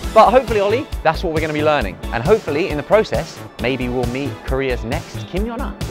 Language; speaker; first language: English; native; English